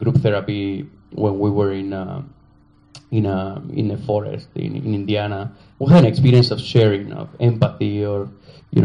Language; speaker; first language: English; non-native, fluent; Spanish